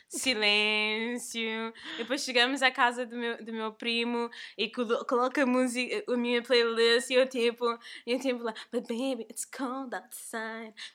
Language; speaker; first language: Portuguese; non-native, local second language; Kabuverdianu